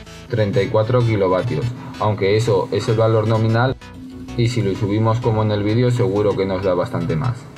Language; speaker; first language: Spanish; native; Spanish